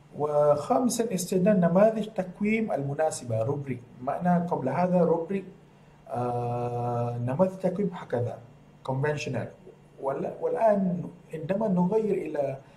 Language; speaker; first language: Arabic; non-native, fluent; Malay